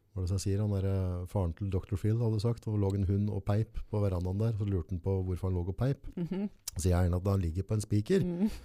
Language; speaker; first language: Norwegian; native; Norwegian